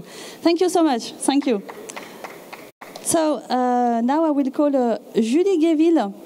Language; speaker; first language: English; non-native, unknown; French